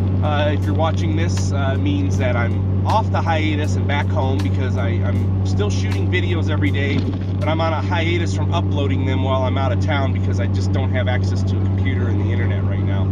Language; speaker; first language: English; native; English